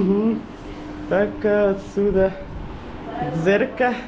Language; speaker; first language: Russian; non-native, learner; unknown